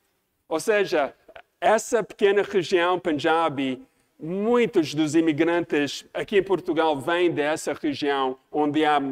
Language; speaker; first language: Portuguese; non-native, fluent; English